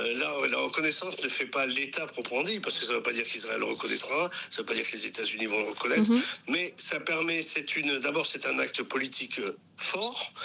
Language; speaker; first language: French; native; French